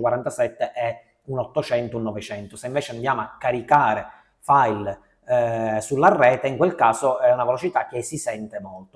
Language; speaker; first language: Italian; native; Italian